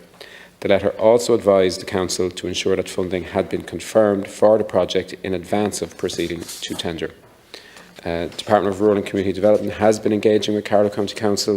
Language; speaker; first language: English; native; English